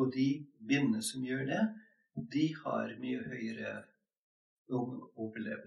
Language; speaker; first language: Norwegian; non-native, fluent; English